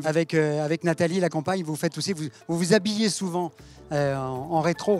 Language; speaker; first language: French; native; French